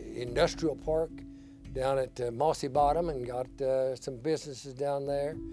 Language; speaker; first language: English; native; English